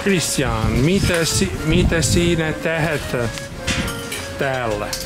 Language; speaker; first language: Finnish; non-native, learner; Italian